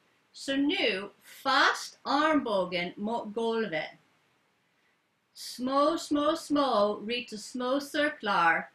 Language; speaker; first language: Swedish; non-native, learner; English